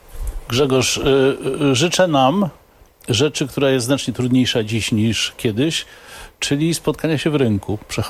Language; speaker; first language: Polish; native; Polish